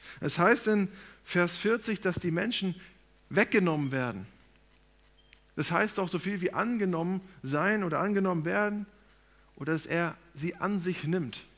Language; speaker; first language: German; native; German